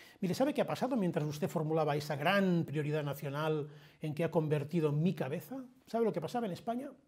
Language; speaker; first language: Spanish; non-native, local second language; Catalan